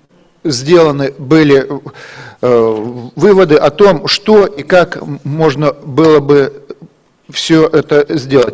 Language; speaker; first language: Russian; native; Russian